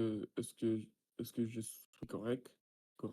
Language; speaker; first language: French; non-native, learner; Russian